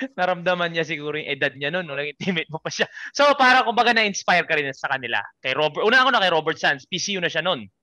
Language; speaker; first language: Filipino; native; Filipino